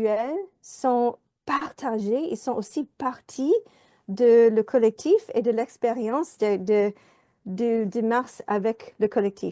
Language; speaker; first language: French; non-native, fluent; English